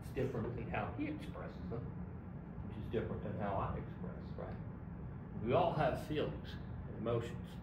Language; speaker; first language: English; native; English